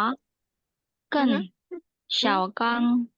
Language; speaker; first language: Chinese; non-native, learner; Indonesian